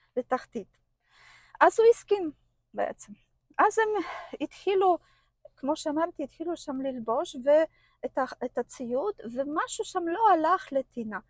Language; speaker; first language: Hebrew; non-native, fluent; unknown